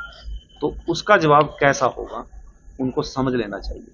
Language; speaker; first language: Hindi; native; Hindi